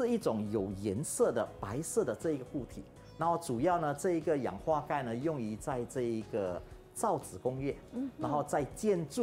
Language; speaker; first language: Chinese; native; Chinese